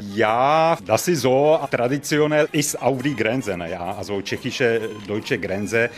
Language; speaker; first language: German; non-native, learner; Czech